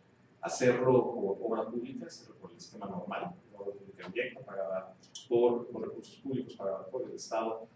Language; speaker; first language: Spanish; native; Spanish